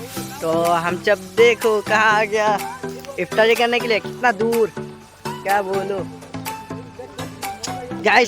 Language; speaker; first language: Hindi; non-native, local second language; Assamese